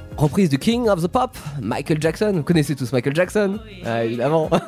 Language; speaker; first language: French; native; French